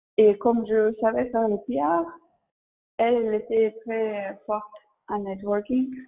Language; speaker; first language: French; non-native, fluent; Russian